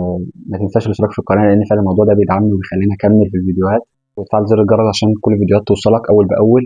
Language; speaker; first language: Arabic; native; Arabic